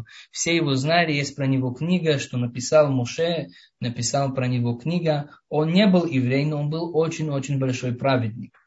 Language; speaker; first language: Russian; early bilingual, heritage; Russian